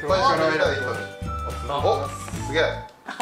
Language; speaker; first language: Japanese; native; Japanese